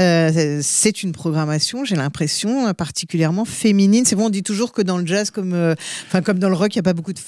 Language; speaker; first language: French; native; French